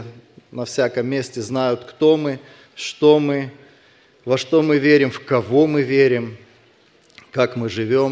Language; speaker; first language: Russian; native; Russian